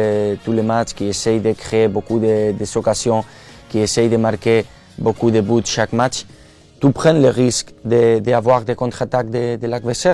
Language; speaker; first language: French; non-native, fluent; Spanish